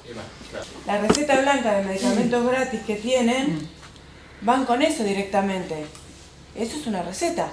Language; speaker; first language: Spanish; native; Spanish